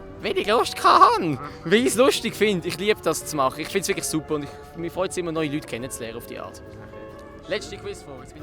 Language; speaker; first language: German; native; German